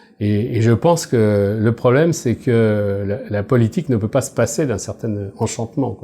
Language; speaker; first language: French; native; French